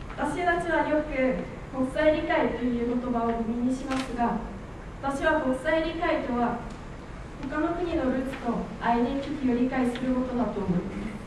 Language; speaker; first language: Japanese; non-native, fluent; Korean